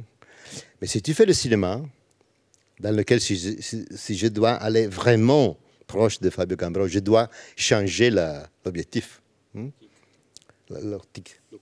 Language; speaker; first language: French; non-native, learner; Italian